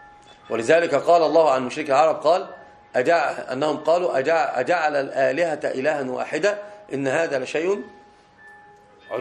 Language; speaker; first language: Arabic; native; Arabic